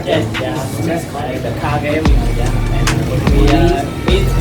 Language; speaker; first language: English; non-native, learner; Vietnamese